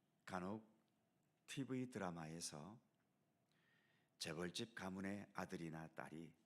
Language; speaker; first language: Korean; native; Korean